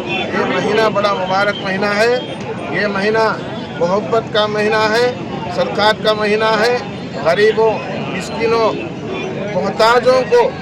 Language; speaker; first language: Urdu; native; Urdu